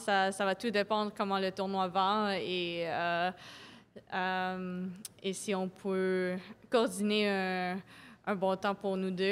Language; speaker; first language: French; non-native, local second language; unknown